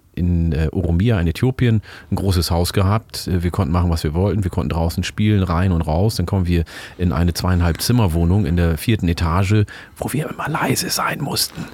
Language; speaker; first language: German; early bilingual, other home language; Oromo